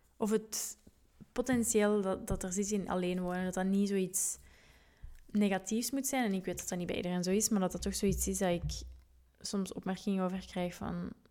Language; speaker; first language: Dutch; native; Dutch